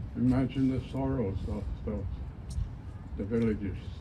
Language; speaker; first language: English; native; English